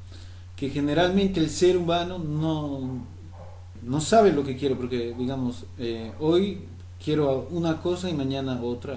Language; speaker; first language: Spanish; native; Spanish